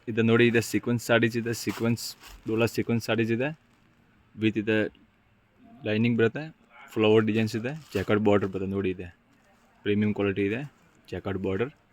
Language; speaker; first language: Kannada; non-native, local second language; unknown